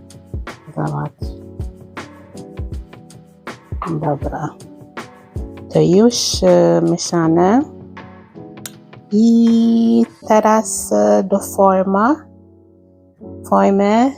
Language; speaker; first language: Polish; non-native, learner; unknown